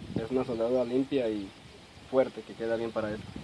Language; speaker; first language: Spanish; native; Spanish